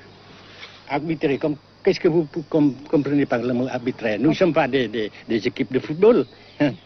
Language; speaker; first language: French; non-native, local second language; Vietnamese